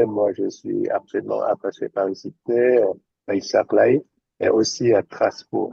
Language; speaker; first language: French; non-native, fluent; Vietnamese